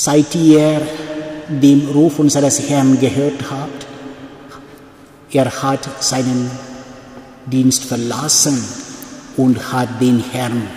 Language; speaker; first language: German; non-native, fluent; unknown